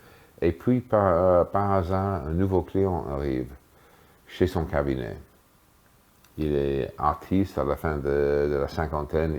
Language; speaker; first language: French; non-native, fluent; English